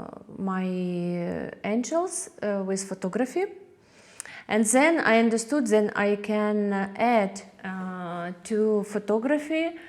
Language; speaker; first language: English; non-native, learner; Russian